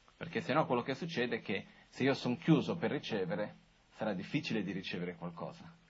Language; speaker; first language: Italian; non-native, fluent; Portuguese